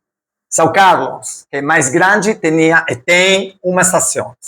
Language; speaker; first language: Portuguese; non-native, learner; Italian